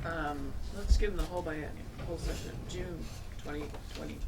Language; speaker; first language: English; native; English